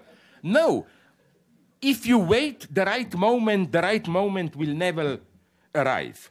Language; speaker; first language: English; non-native, fluent; Slovenian